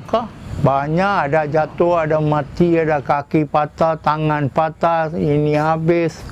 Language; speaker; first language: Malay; non-native, local second language; Tamil